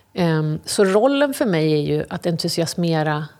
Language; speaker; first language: Swedish; early bilingual, other home language; English